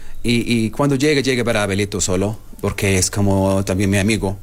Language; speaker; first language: Spanish; non-native, learner; Arabic